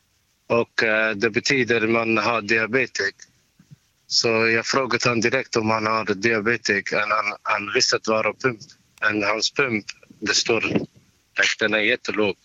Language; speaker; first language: Swedish; non-native, learner; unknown